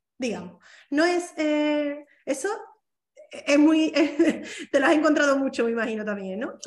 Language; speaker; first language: Spanish; native; Spanish